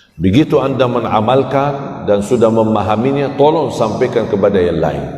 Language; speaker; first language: Malay; non-native, fluent; Arabic